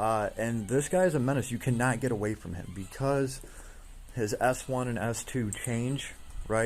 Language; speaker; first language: English; native; English